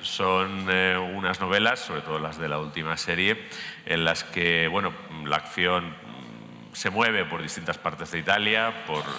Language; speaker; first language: Spanish; native; Spanish